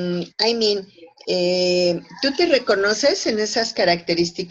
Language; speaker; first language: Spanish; native; Spanish